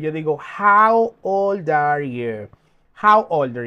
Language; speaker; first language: English; non-native, fluent; Spanish